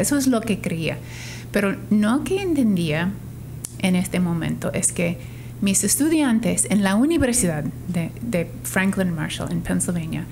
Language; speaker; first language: Spanish; non-native, fluent; English